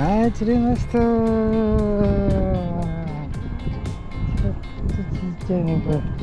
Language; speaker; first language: Japanese; native; Japanese